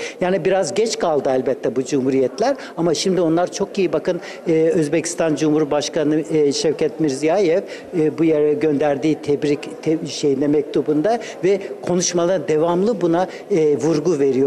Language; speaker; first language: Turkish; early bilingual, other home language; Uzbek